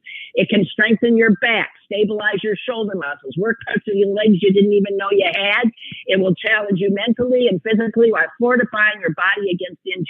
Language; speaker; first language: English; native; English